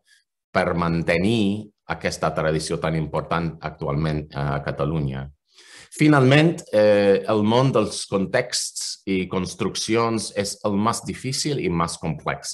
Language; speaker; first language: Catalan; non-native, fluent; English